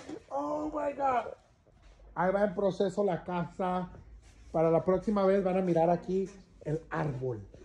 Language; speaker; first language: Spanish; early bilingual, heritage; Spanish